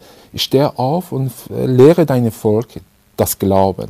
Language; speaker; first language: German; non-native, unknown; Persian